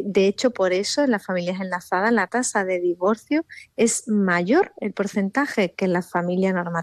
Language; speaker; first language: Spanish; native; Spanish